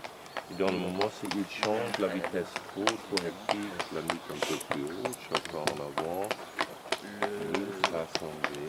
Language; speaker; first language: French; non-native, learner; German